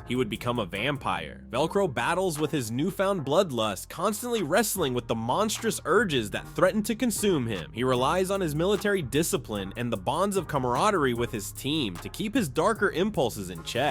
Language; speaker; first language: English; native; English